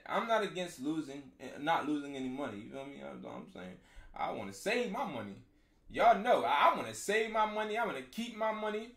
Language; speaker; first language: English; native; English